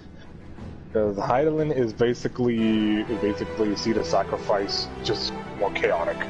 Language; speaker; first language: English; native; English